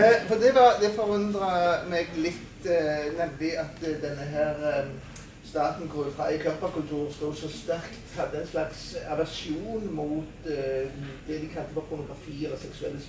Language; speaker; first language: Norwegian; native; Norwegian